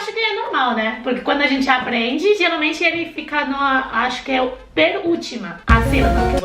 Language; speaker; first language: Portuguese; non-native, fluent; Chinese